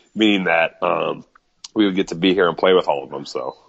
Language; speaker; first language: English; native; English